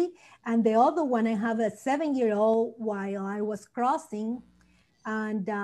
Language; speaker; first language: English; non-native, learner; Spanish